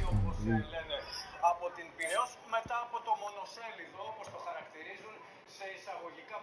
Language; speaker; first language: Greek; native; Greek